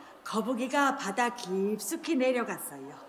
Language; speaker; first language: Korean; native; Korean